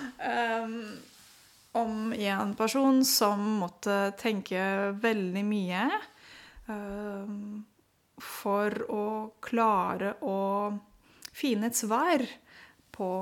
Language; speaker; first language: Norwegian; non-native, fluent; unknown